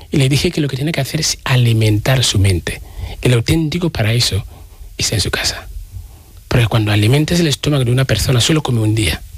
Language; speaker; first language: Spanish; non-native, fluent; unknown